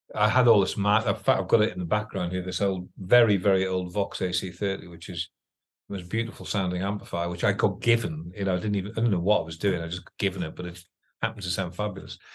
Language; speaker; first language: English; native; English